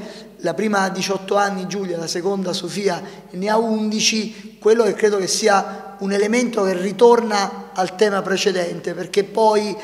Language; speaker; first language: Italian; native; Italian